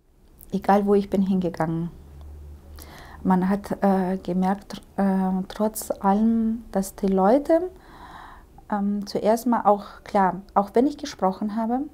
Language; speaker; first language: German; early bilingual, heritage; Russian